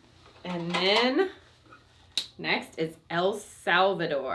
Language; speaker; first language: English; native; English